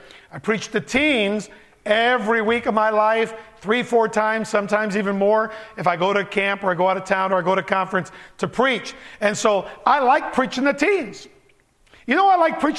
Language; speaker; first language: English; early bilingual, other home language; Spanish